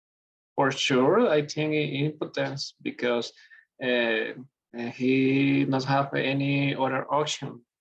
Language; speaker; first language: English; non-native, learner; Spanish